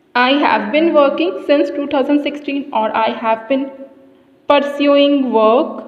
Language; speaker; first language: English; non-native, local second language; Punjabi